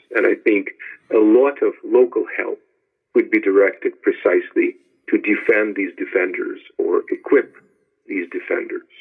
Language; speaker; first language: English; non-native, fluent; Ukrainian